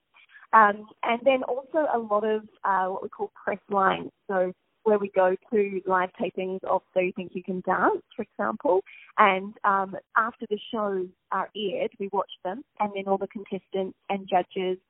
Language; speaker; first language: English; native; English